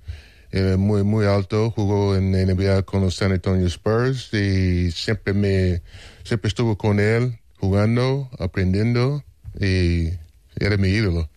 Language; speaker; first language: Spanish; non-native, fluent; English